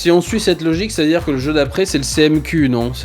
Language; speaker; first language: French; native; French